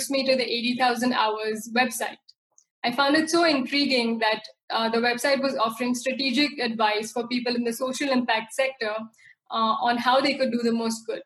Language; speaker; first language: English; non-native, local second language; Hindi